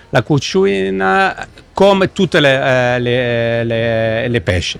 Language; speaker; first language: Italian; non-native, learner; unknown